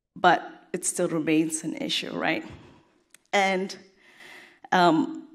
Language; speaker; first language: English; non-native, fluent; Tigrinya